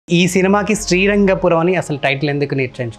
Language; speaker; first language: Telugu; native; Telugu